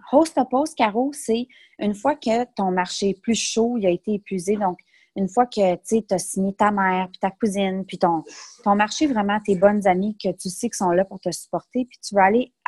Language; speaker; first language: French; native; French